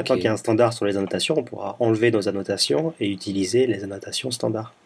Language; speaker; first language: French; native; French